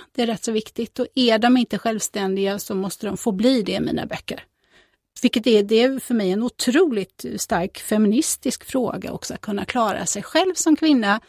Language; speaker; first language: Swedish; native; Swedish